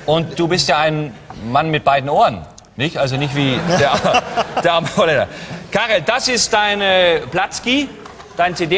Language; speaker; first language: German; native; German